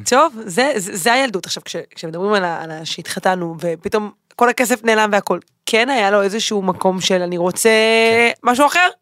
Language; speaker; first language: Hebrew; native; Hebrew